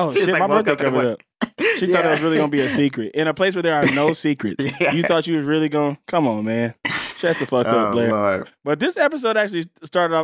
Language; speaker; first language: English; native; English